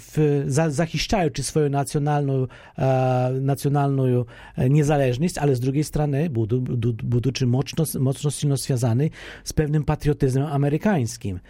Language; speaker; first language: Polish; non-native, fluent; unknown